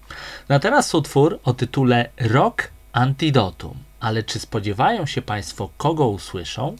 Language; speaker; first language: Polish; native; Polish